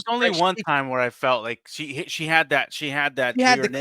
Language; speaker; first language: English; native; English